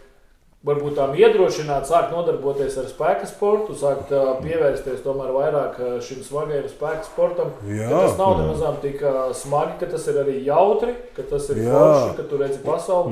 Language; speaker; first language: Latvian; native; Latvian